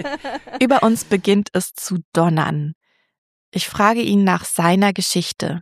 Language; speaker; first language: German; native; German